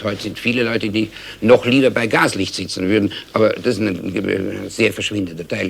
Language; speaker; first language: German; native; German